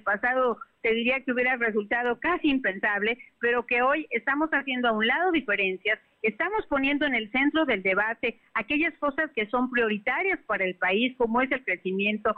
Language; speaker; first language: Spanish; native; Spanish